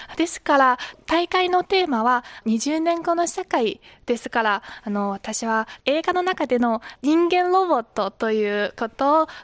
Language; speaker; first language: Japanese; non-native, learner; Chinese